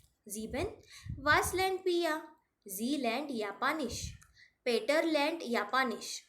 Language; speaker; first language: German; non-native, fluent; Marathi